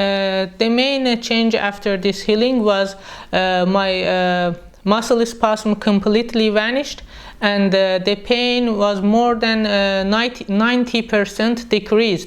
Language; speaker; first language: English; non-native, learner; Persian